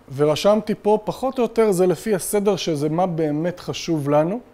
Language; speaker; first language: Hebrew; native; Hebrew